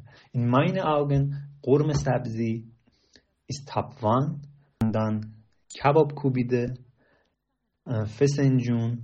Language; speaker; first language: German; non-native, learner; Persian